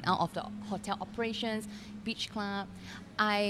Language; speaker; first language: English; non-native, local second language; Cantonese